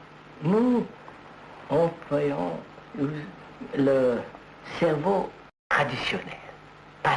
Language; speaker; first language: French; non-native, learner; Telugu